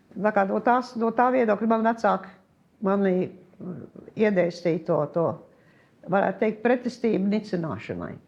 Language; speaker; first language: Latvian; early bilingual, heritage; Latvian